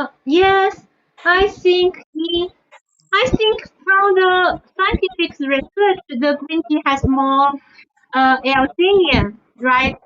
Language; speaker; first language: English; non-native, fluent; Chinese